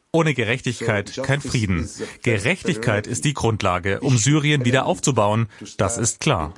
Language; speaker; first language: German; native; German